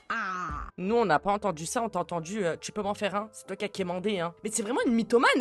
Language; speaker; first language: French; native; French